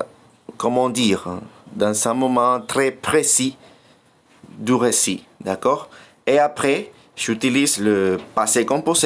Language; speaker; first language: French; non-native, fluent; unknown